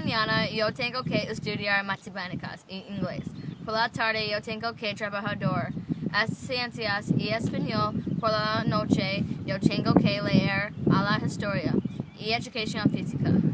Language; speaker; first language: Spanish; non-native, learner; English